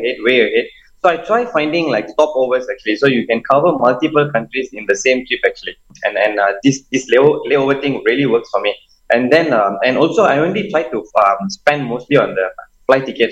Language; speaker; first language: English; non-native, local second language; Tamil